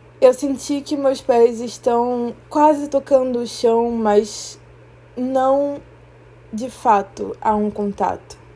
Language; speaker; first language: Portuguese; native; Portuguese